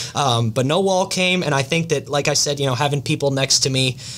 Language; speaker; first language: English; native; English